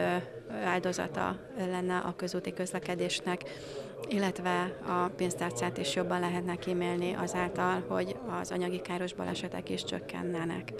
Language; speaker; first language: Hungarian; native; Hungarian